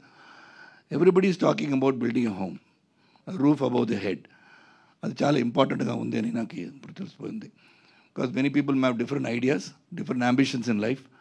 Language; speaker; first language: Telugu; non-native, local second language; Tamil